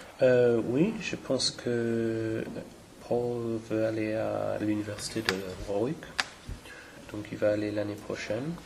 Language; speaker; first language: French; non-native, fluent; English